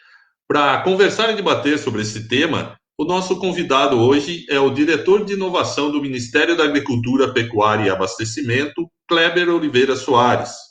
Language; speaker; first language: Portuguese; native; Portuguese